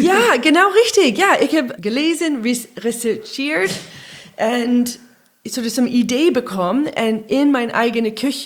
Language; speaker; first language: German; non-native, learner; English